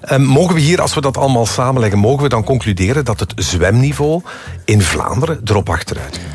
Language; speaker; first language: Dutch; native; Dutch